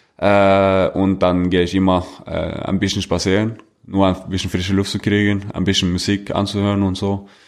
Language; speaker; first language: German; non-native, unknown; Norwegian